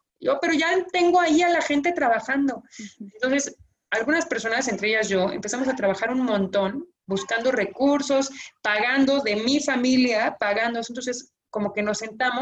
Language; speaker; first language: Spanish; native; Spanish